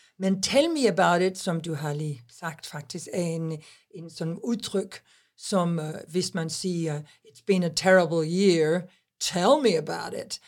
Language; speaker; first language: Danish; non-native, fluent; English